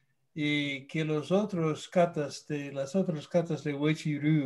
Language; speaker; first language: Spanish; non-native, fluent; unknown